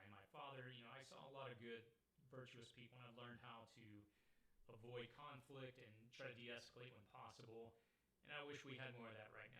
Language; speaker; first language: English; native; English